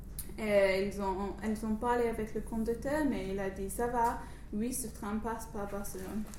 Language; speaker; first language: French; non-native, learner; English